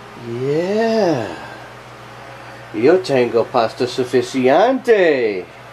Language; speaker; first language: Spanish; non-native, learner; English